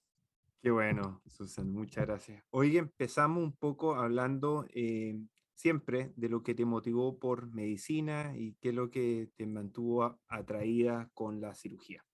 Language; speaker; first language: Spanish; native; Spanish